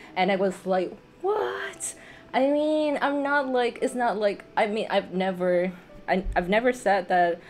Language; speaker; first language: English; non-native, fluent; Vietnamese